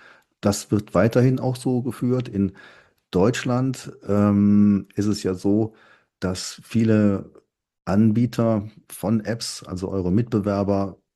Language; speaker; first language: German; native; German